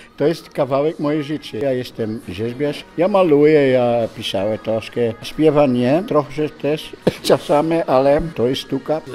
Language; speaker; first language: Polish; non-native, learner; Dutch